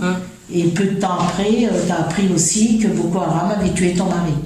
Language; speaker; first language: French; native; French